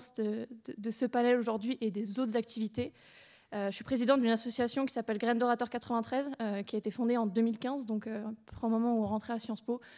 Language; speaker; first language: French; native; French